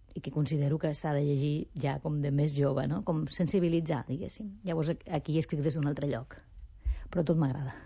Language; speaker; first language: Catalan; non-native, local second language; Spanish